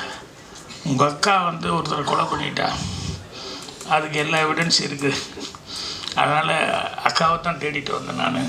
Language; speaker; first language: Tamil; native; Tamil